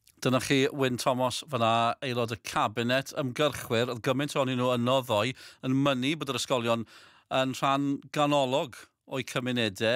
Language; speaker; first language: Welsh; native; Welsh